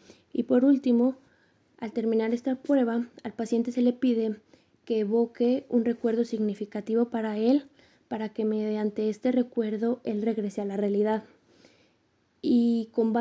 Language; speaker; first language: Spanish; native; Spanish